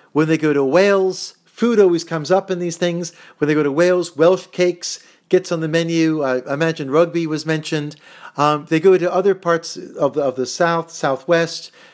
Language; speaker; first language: English; native; English